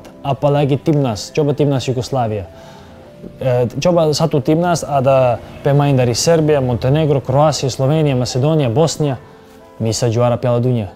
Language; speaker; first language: Indonesian; non-native, fluent; Serbian